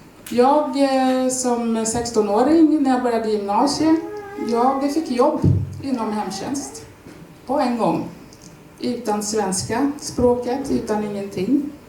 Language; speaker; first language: Swedish; non-native, fluent; Swahili